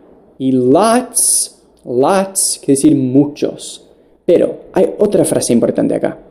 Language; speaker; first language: Spanish; non-native, fluent; English